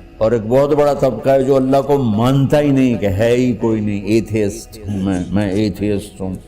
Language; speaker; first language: Urdu; non-native, local second language; Punjabi